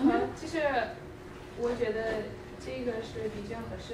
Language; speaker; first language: Chinese; non-native, learner; English